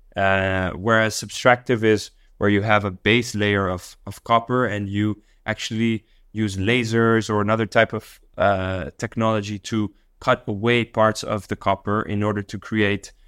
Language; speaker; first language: English; non-native, local second language; Dutch